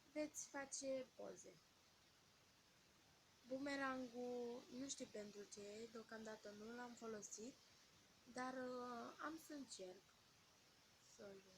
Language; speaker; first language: Romanian; native; Romanian